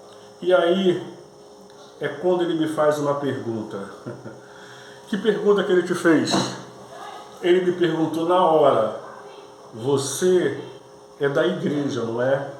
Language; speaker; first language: Portuguese; native; Portuguese